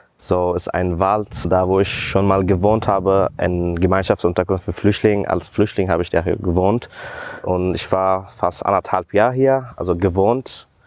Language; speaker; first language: German; non-native, fluent; Persian